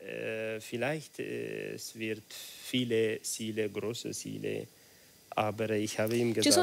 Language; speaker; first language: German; non-native, learner; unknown